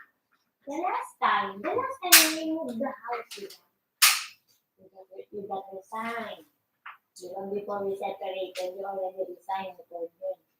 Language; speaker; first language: English; non-native, local second language; Filipino